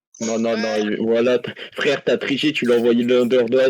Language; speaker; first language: French; native; French